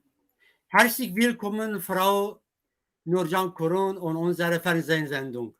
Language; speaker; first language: German; non-native, fluent; Kurdish